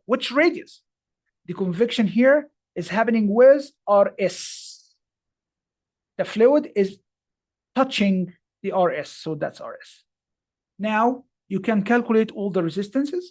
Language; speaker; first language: English; non-native, fluent; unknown